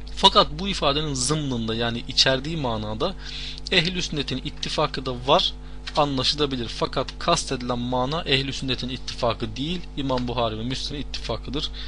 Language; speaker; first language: Turkish; non-native, fluent; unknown